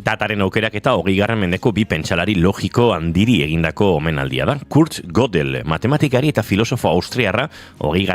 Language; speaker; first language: Basque; native; Basque